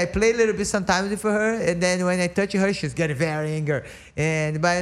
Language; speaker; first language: English; non-native, learner; Portuguese